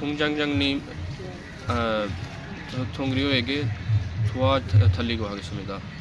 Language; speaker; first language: Korean; non-native, learner; Punjabi